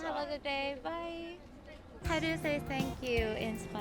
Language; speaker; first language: English; non-native, learner; Japanese